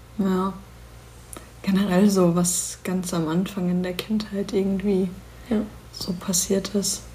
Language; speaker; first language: German; native; German